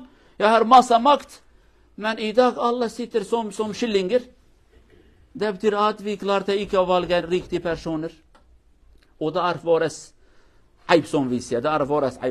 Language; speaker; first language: Norwegian; non-native, fluent; Kurdish